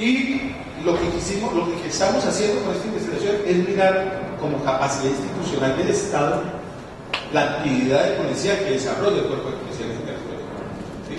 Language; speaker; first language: Spanish; native; Spanish